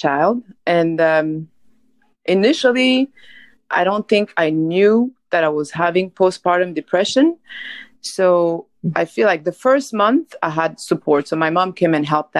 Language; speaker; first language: English; non-native, local second language; Kinyarwanda